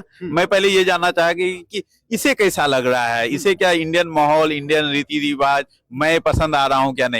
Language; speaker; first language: Hindi; native; Hindi